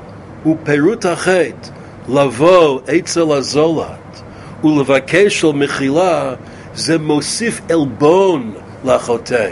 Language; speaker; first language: Hebrew; non-native, fluent; English